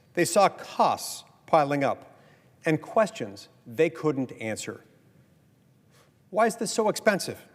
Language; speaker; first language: English; native; English